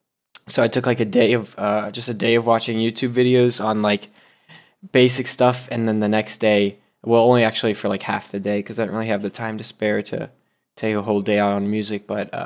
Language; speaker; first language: English; native; English